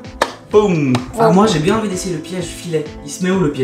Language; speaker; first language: French; native; French